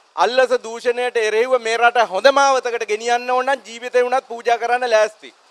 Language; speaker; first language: Sinhala; native; Sinhala